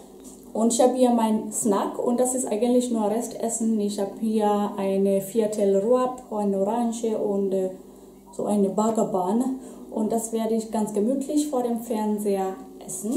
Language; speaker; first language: German; non-native, fluent; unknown